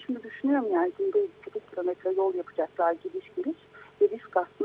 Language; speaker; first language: Turkish; native; Turkish